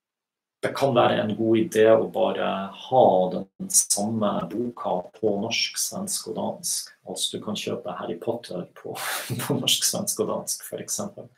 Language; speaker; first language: Norwegian; non-native, fluent; German